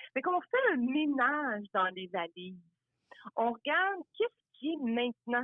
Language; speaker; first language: French; native; French